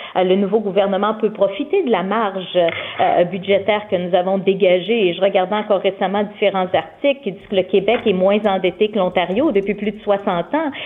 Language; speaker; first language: French; native; French